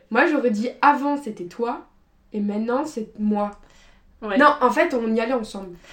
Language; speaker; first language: French; native; French